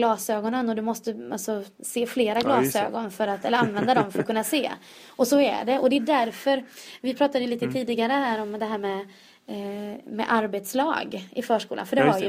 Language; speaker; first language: Swedish; native; Swedish